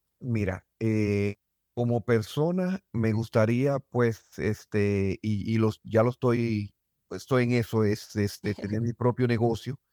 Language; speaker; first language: Spanish; native; Spanish